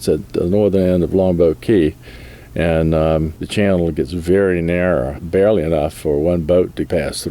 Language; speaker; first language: English; native; English